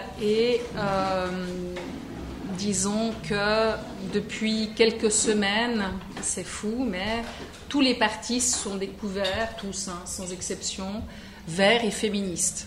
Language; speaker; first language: French; native; French